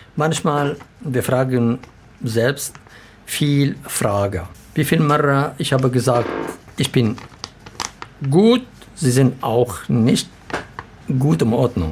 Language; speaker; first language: German; non-native, learner; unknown